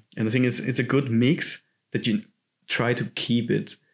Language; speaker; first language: English; non-native, fluent; German